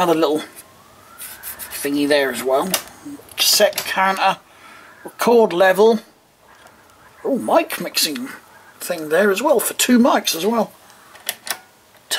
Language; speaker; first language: English; native; English